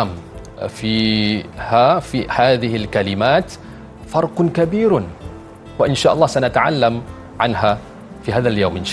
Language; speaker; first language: Arabic; non-native, fluent; Malay